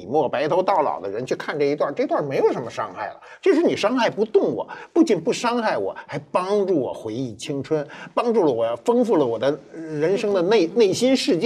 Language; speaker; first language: Chinese; native; Chinese